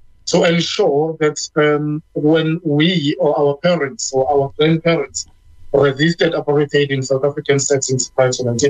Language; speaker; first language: English; non-native, local second language; Zulu